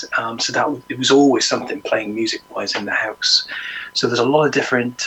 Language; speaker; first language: English; native; English